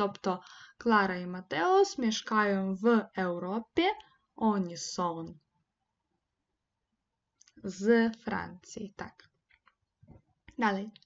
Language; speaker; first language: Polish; non-native, fluent; Ukrainian